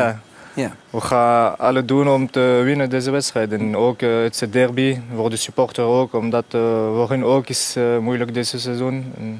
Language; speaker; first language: Dutch; non-native, fluent; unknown